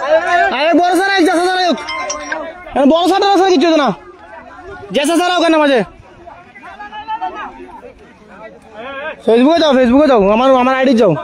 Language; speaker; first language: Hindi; non-native, learner; Bangla